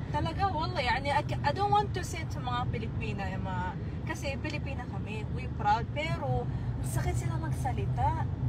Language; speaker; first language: Filipino; early bilingual, heritage; Filipino